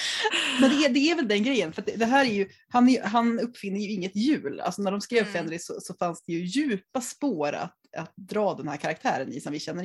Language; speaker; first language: Swedish; native; Swedish